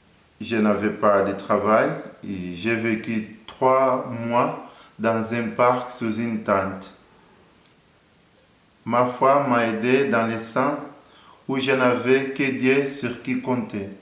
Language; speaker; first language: French; non-native, fluent; Portuguese